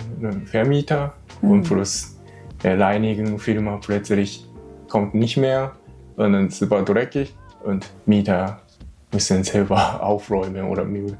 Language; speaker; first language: German; non-native, learner; Japanese